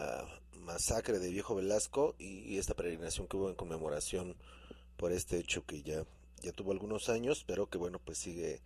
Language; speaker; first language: Spanish; native; Spanish